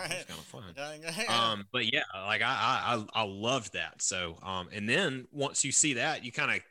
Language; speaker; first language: English; native; English